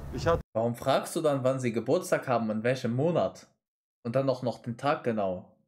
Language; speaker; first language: German; native; German